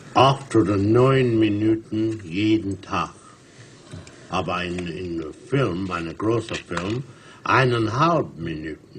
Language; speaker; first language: German; non-native, learner; English